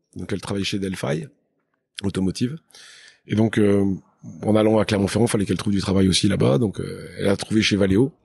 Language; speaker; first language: French; native; French